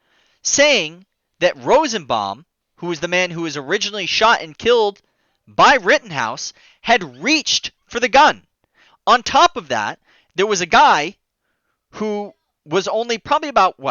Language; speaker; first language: English; native; English